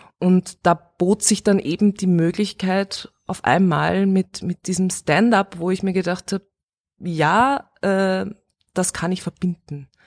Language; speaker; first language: German; early bilingual, other home language; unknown